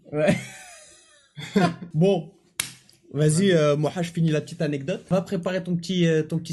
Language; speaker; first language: French; native; French